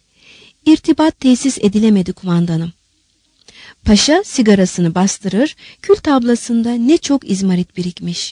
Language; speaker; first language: Turkish; native; Turkish